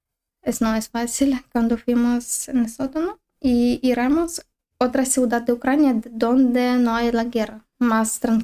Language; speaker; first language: Spanish; non-native, learner; Ukrainian